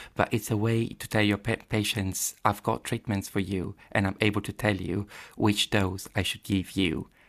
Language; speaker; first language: English; non-native, fluent; Italian